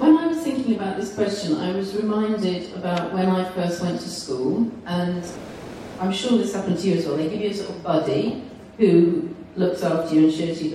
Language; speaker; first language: English; native; English